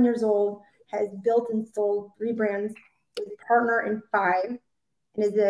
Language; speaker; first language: English; native; English